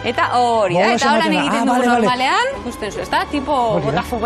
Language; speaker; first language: Basque; non-native, local second language; Spanish